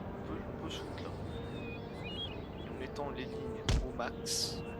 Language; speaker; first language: French; native; French